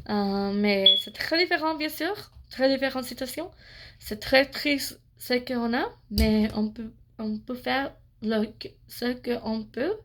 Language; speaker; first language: French; non-native, fluent; English